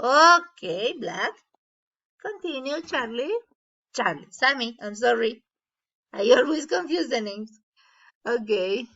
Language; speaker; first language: English; non-native, learner; Spanish